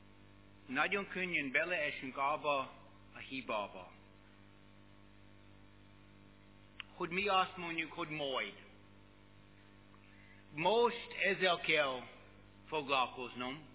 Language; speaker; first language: Hungarian; non-native, learner; English